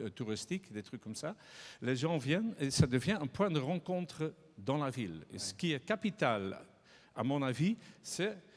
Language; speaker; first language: French; non-native, fluent; Dutch